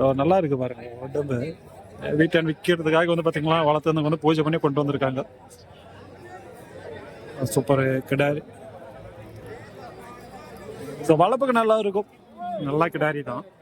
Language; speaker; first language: Tamil; native; Tamil